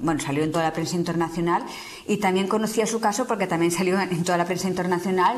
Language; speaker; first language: Spanish; native; Spanish